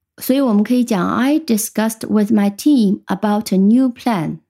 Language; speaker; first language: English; non-native, fluent; Chinese